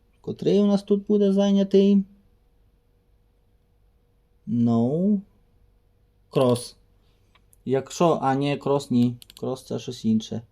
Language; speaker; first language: Ukrainian; native; Ukrainian